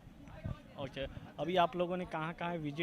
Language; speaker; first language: Hindi; native; Hindi